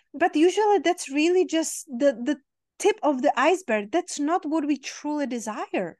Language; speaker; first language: English; non-native, fluent; Czech